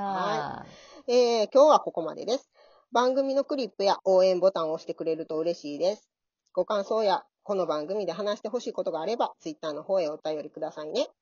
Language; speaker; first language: Japanese; native; Japanese